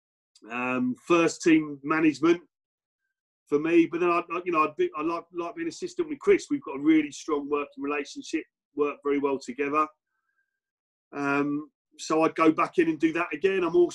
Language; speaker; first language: English; native; English